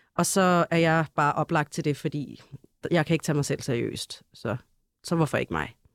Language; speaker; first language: Danish; early bilingual, other home language; Arabic